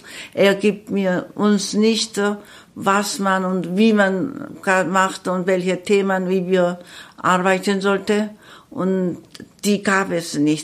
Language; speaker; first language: German; non-native, learner; Korean